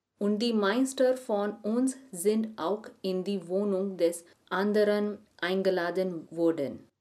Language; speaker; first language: German; non-native, learner; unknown